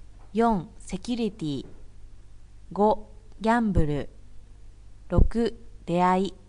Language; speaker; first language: Japanese; native; Japanese